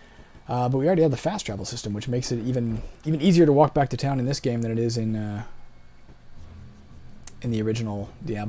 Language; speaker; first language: English; native; English